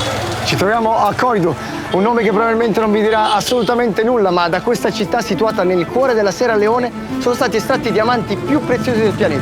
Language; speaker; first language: Italian; native; Italian